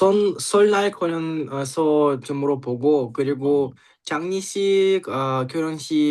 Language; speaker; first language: Korean; non-native, learner; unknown